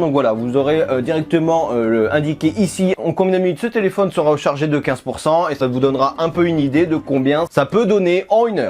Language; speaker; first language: French; native; French